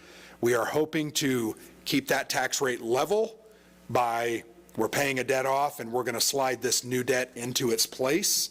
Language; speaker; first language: English; native; English